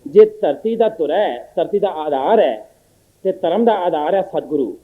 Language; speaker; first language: Hindi; non-native, local second language; Punjabi